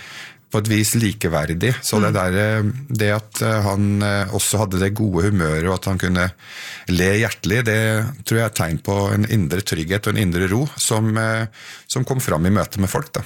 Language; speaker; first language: Norwegian; early bilingual, other home language; Arabic